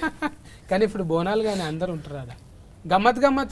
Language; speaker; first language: Telugu; native; Telugu